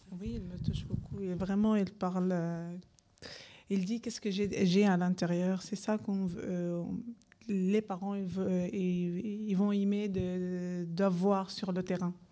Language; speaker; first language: French; non-native, learner; Arabic